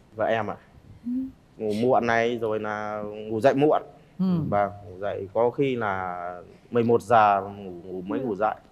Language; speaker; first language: Vietnamese; native; Vietnamese